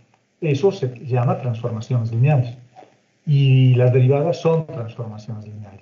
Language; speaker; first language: Spanish; native; Spanish